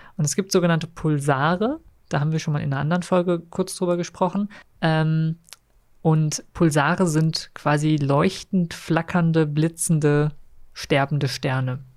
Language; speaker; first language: German; native; German